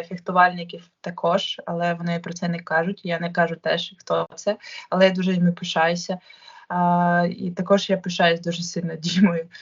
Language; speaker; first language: Ukrainian; non-native, local second language; Russian